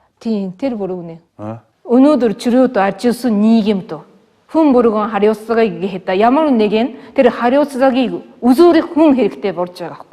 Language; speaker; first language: Mongolian; non-native, fluent; Japanese